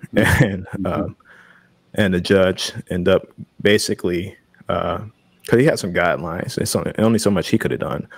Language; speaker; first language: English; native; English